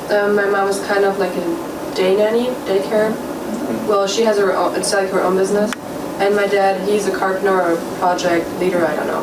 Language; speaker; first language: English; non-native, fluent; German